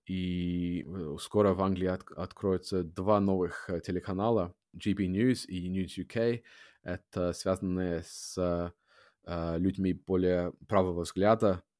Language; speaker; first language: Russian; non-native, fluent; English